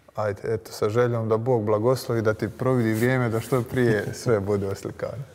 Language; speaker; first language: Croatian; native; Croatian